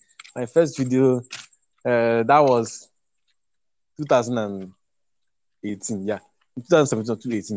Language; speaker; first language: English; non-native, local second language; Igbo